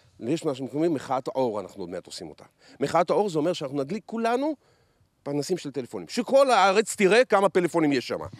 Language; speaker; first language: Hebrew; early bilingual, other home language; Russian